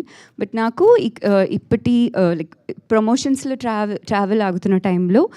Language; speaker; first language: Telugu; non-native, learner; Tamil